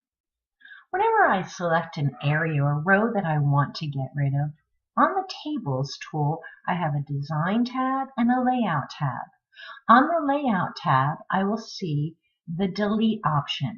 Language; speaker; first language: English; native; English